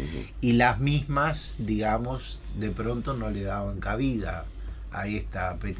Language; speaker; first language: Spanish; native; Spanish